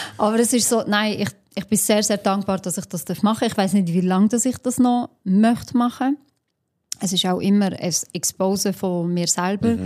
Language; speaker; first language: German; early bilingual, other home language; Albanian